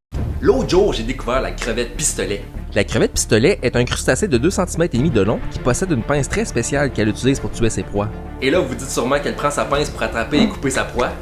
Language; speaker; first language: French; native; French